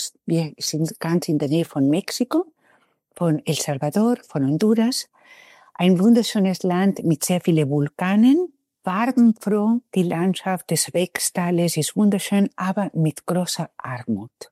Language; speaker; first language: German; non-native, fluent; Spanish